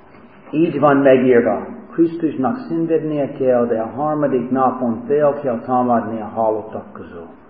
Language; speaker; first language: Hungarian; non-native, fluent; English